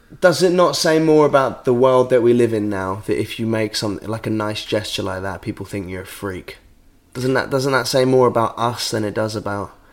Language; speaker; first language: English; native; English